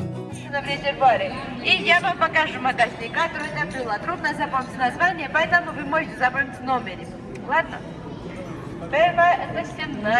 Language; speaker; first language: Russian; non-native, fluent; Georgian